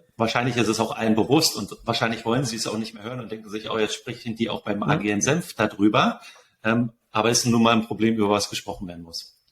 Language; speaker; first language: German; native; German